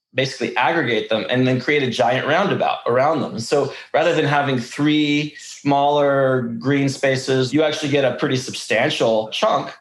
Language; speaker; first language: English; early bilingual, other home language; Russian